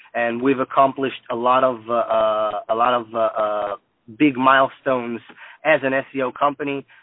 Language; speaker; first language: English; non-native, fluent; Hebrew